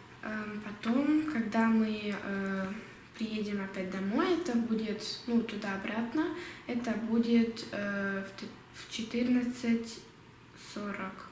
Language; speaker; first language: Russian; early bilingual, heritage; Russian